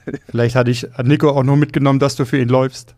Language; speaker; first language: German; native; German